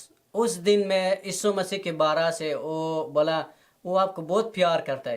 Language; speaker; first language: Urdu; non-native, learner; Persian